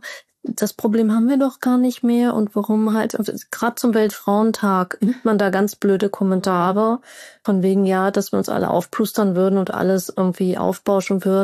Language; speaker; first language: German; native; German